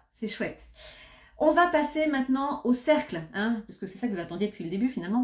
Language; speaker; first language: French; native; French